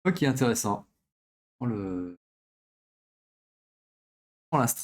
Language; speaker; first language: French; native; French